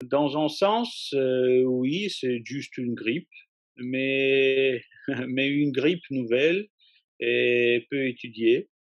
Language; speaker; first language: French; non-native, fluent; Russian